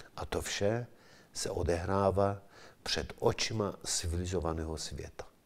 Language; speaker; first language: Czech; non-native, fluent; Kurdish